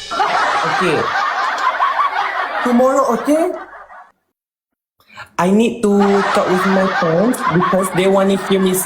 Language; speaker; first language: English; non-native, local second language; Malay